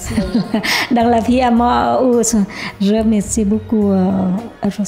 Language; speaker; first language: French; non-native, learner; Vietnamese